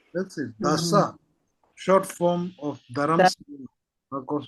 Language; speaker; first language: English; non-native, fluent; Tibetan